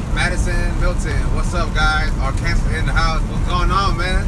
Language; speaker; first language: English; early bilingual, other home language; Spanish